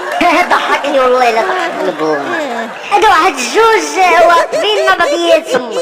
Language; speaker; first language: Arabic; native; Arabic